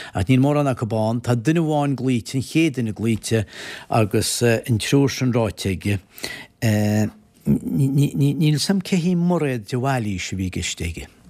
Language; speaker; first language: Irish; native; Irish